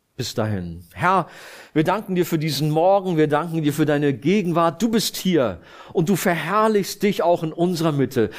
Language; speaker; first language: German; native; German